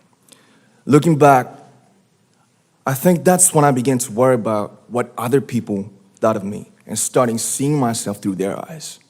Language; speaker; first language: English; non-native, fluent; Korean